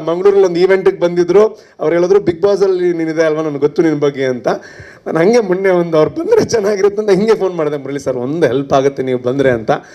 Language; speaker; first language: Kannada; non-native, local second language; Tulu